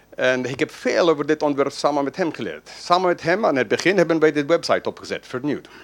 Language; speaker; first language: Dutch; non-native, fluent; English